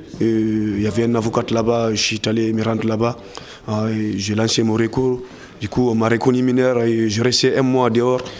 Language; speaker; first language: French; non-native, local second language; Fula